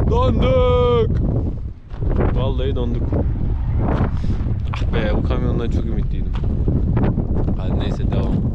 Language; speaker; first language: Turkish; native; Turkish